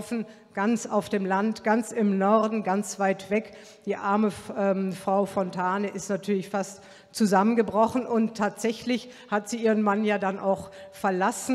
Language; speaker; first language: German; native; German